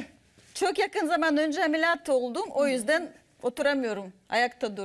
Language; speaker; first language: Turkish; non-native, fluent; Russian